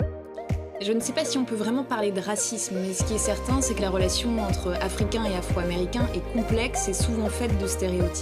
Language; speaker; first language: French; native; French